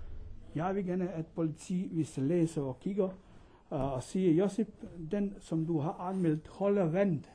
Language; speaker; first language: Danish; non-native, learner; Croatian